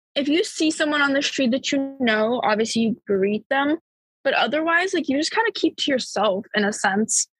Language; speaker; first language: English; early bilingual, other home language; Bulgarian